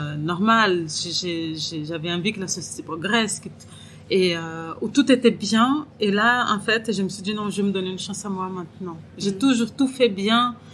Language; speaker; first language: French; non-native, fluent; Portuguese